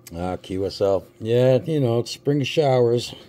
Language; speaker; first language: English; native; English